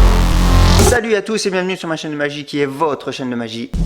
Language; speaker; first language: French; native; French